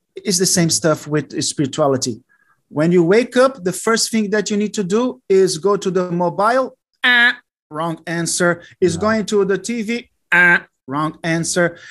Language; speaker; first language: English; non-native, learner; Portuguese